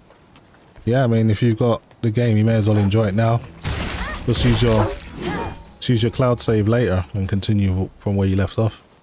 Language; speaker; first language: English; native; English